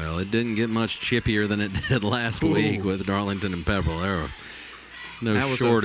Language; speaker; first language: English; native; English